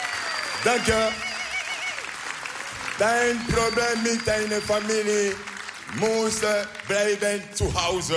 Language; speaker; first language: Dutch; non-native, learner; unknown